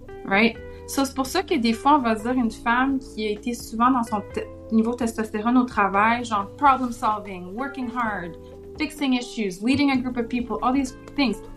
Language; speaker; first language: French; native; French